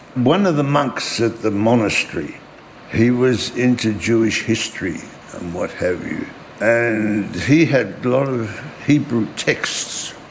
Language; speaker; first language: English; early bilingual, other home language; German